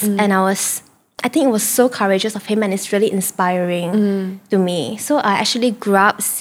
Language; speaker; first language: English; non-native, local second language; Chinese